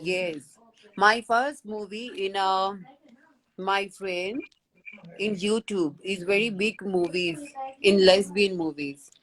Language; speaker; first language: English; non-native, learner; Hindi